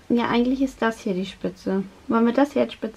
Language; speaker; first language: German; native; German